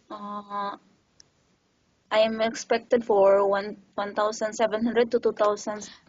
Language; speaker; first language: English; non-native, learner; Filipino